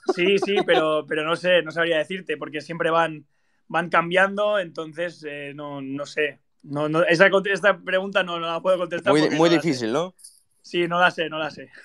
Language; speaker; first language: Spanish; native; Spanish